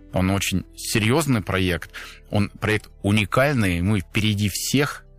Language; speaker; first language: Russian; non-native, fluent; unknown